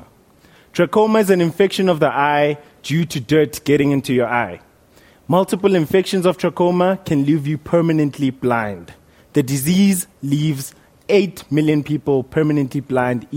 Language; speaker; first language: English; non-native, local second language; Northern Sotho